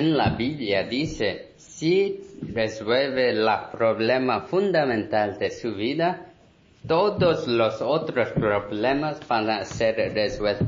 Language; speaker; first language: Spanish; non-native, learner; Korean